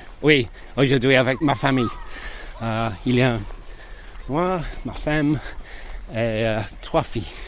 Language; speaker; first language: French; non-native, learner; English